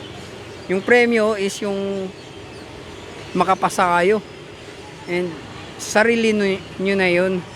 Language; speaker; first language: Filipino; native; Filipino